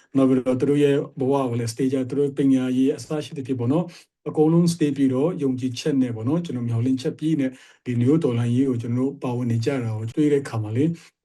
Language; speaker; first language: Burmese; non-native, local second language; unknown